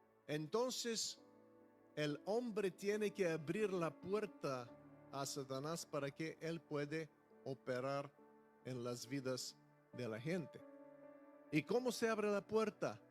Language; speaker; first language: Spanish; non-native, fluent; Bulgarian